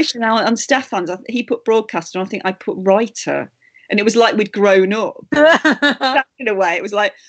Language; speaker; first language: English; native; English